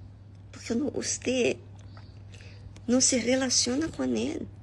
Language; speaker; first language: Portuguese; non-native, learner; Spanish